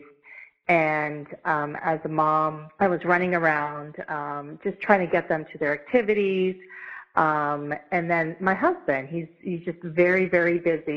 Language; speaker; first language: English; native; English